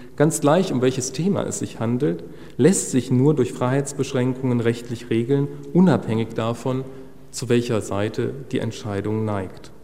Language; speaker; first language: German; native; German